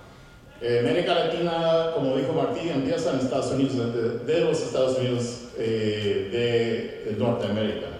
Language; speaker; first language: Spanish; early bilingual, heritage; Spanish